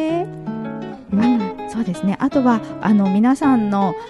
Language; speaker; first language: Japanese; native; Japanese